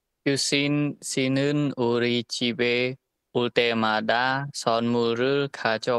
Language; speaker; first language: Korean; non-native, learner; Khmer